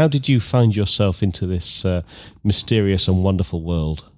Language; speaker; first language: English; native; English